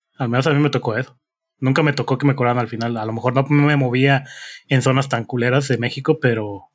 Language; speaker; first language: Spanish; native; Spanish